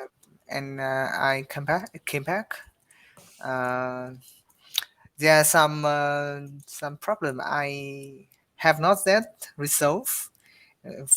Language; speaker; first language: English; non-native, learner; Vietnamese